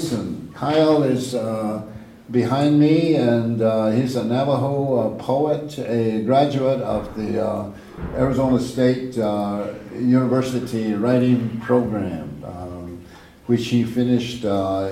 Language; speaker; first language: English; early bilingual, other home language; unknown